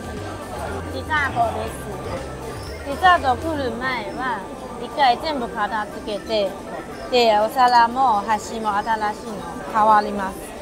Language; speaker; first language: Japanese; non-native, fluent; Chinese